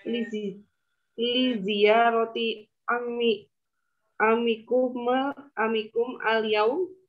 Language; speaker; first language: Arabic; non-native, learner; Indonesian